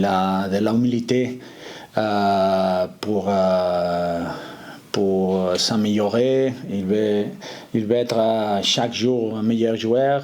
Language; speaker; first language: French; non-native, fluent; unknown